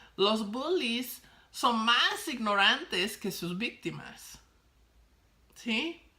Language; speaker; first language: Spanish; non-native, fluent; English